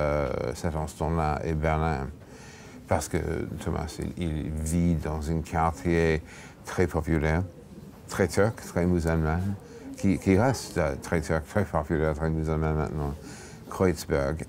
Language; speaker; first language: French; non-native, fluent; English